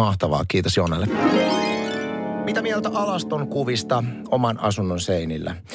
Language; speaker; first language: Finnish; native; Finnish